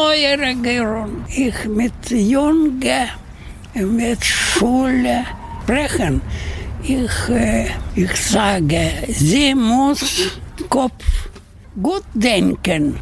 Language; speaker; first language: German; non-native, learner; Russian